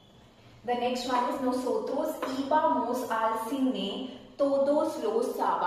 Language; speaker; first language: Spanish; non-native, fluent; Hindi